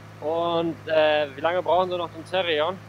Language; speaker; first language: German; native; German